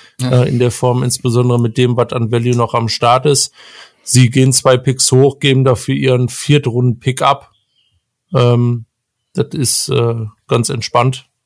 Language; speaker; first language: German; native; German